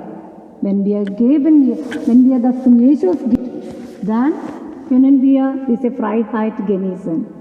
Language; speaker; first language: German; non-native, learner; Malayalam